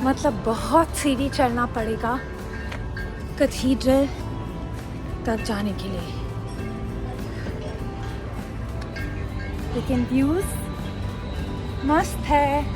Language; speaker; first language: Hindi; non-native, local second language; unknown